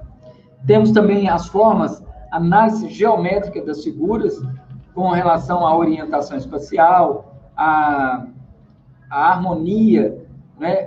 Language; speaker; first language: Portuguese; native; Portuguese